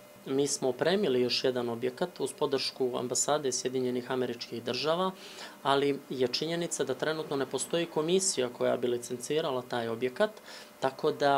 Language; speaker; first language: Serbian; native; Serbian